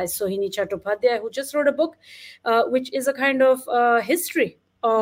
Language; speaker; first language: English; non-native, local second language; Marathi